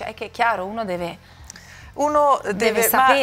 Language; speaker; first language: Italian; native; Italian